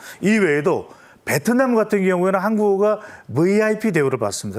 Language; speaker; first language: Korean; native; Korean